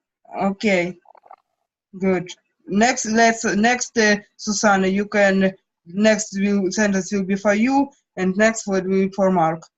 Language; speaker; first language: English; non-native, fluent; Russian